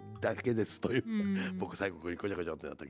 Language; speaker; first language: Japanese; native; Japanese